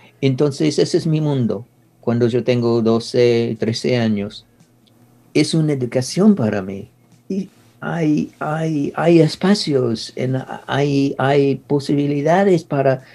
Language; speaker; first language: Spanish; non-native, learner; English